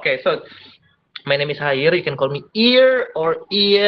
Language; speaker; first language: English; non-native, fluent; Indonesian